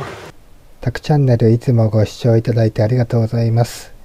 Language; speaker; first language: Japanese; native; Japanese